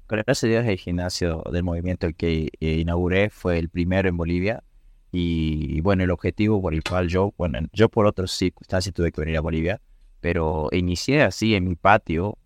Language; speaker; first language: Spanish; native; Spanish